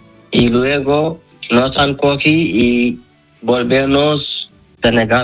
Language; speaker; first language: Spanish; non-native, learner; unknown